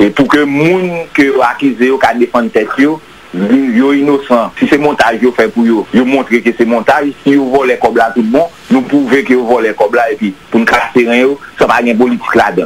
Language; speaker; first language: French; non-native, local second language; Haitian Creole